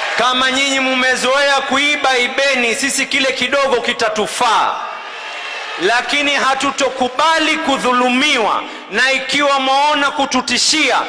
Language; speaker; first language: Swahili; native; Swahili